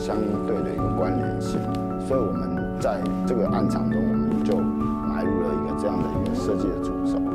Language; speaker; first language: Chinese; native; Chinese